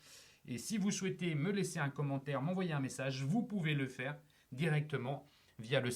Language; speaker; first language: French; native; French